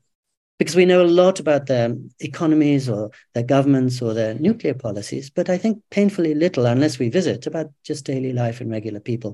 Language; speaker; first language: English; native; English